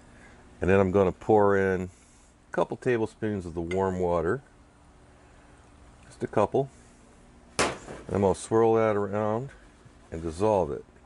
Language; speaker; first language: English; native; English